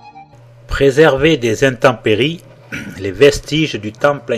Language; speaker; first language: French; native; French